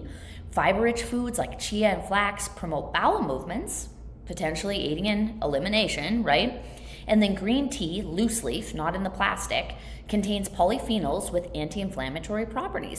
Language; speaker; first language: English; native; English